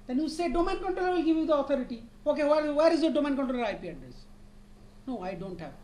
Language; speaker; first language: English; non-native, local second language; Bangla